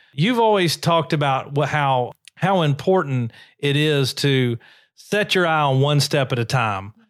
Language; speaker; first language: English; native; English